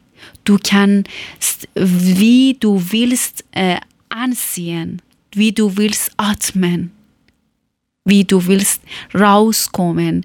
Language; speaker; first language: German; non-native, learner; Persian